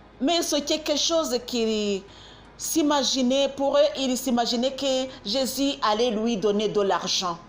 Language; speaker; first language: French; non-native, local second language; Kinyarwanda